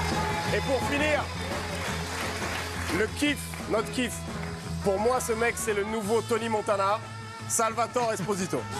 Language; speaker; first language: French; native; French